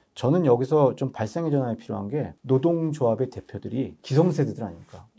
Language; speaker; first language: Korean; native; Korean